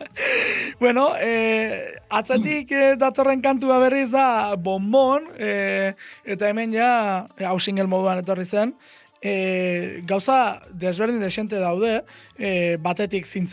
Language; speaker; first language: Basque; native; Basque